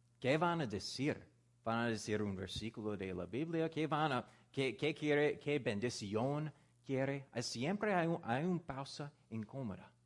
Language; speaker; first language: Spanish; non-native, learner; English